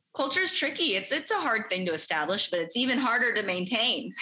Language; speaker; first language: English; native; English